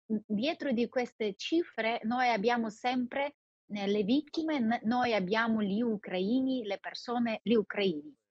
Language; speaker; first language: Italian; non-native, fluent; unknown